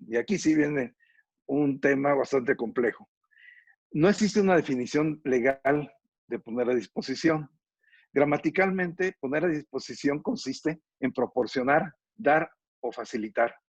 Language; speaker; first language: Spanish; native; Spanish